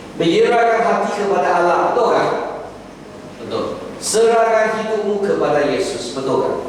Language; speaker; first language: Malay; non-native, local second language; Chinese